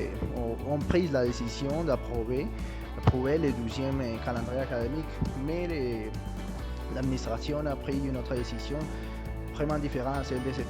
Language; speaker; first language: French; non-native, learner; Spanish